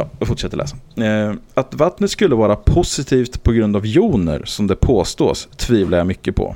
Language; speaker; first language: Swedish; native; Swedish